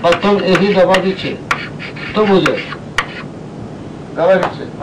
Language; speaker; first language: Russian; non-native, learner; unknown